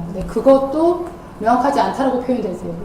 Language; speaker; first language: Korean; native; Korean